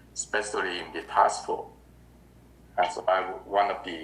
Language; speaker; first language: English; non-native, learner; Vietnamese